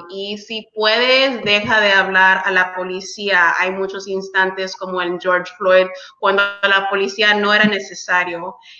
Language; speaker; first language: Spanish; early bilingual, heritage; English